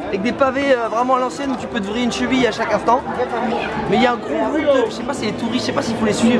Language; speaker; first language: French; native; French